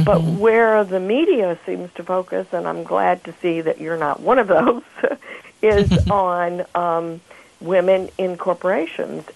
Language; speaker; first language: English; native; English